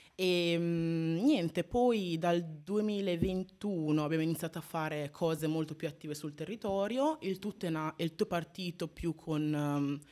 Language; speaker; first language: Italian; native; Italian